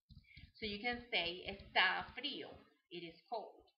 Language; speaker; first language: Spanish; non-native, fluent; English